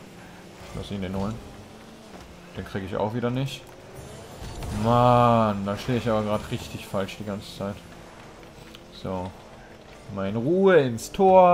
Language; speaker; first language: German; native; German